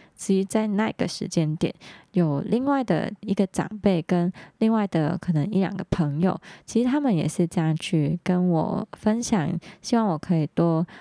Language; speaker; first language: Chinese; non-native, local second language; Cantonese